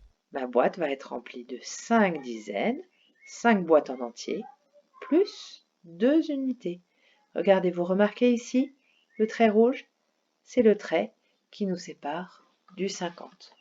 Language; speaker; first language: French; native; French